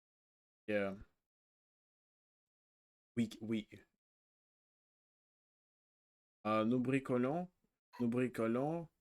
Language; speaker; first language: French; non-native, learner; Russian